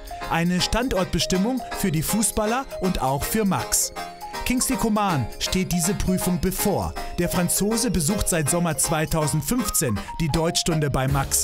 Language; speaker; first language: German; native; German